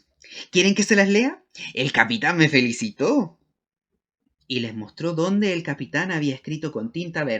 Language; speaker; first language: Spanish; native; Spanish